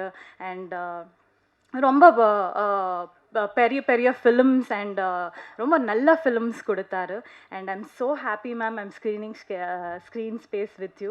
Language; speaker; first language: Tamil; non-native, fluent; Kannada